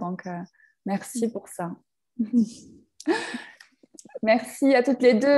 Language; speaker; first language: French; native; French